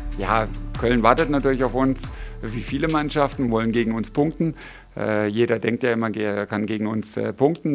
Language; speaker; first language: German; native; German